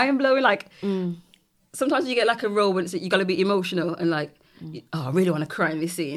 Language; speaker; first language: English; native; English